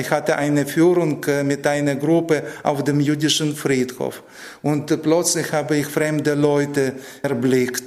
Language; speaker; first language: German; non-native, fluent; Russian